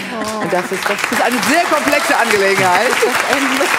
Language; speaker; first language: German; native; German